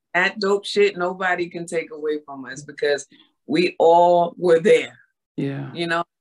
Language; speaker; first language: English; native; English